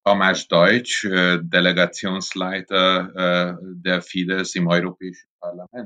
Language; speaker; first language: German; non-native, fluent; Hungarian